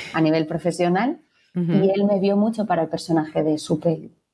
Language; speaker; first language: Spanish; native; Spanish